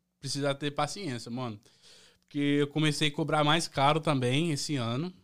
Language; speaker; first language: Portuguese; early bilingual, heritage; Portuguese